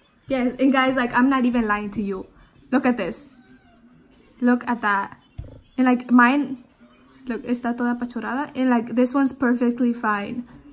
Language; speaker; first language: English; early bilingual, other home language; Spanish